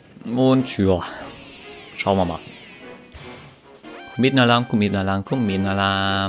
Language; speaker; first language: German; native; German